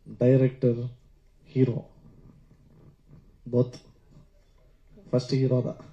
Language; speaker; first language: Tamil; non-native, learner; Kannada